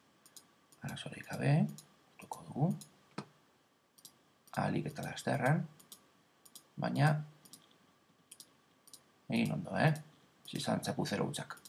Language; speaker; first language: Basque; non-native, local second language; Spanish